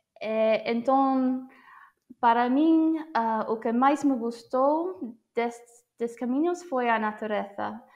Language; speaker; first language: Portuguese; non-native, fluent; English